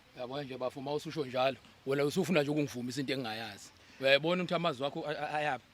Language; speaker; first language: Zulu; native; Zulu